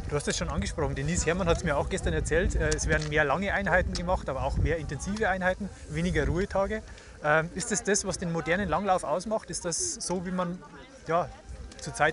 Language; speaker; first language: German; native; German